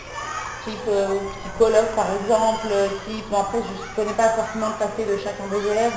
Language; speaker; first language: French; native; French